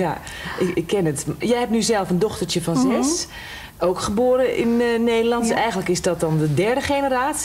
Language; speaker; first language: Dutch; native; Dutch